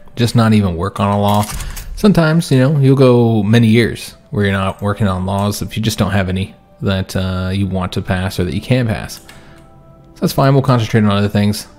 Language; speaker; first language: English; native; English